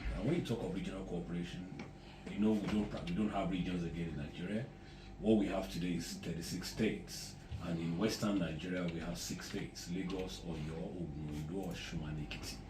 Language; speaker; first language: English; non-native, local second language; Yoruba